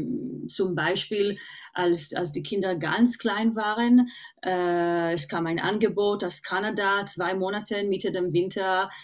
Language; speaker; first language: German; non-native, fluent; Hebrew